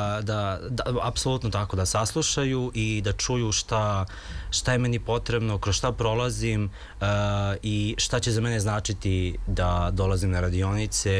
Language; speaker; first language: Serbian; native; Serbian